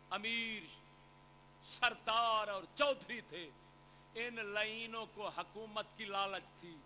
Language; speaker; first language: Urdu; non-native, local second language; Punjabi